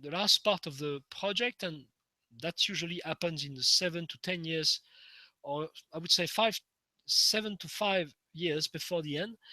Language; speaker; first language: English; non-native, fluent; French